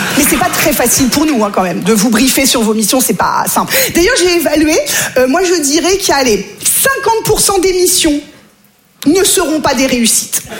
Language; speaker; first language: French; native; French